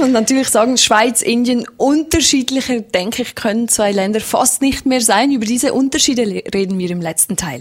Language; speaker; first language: German; native; German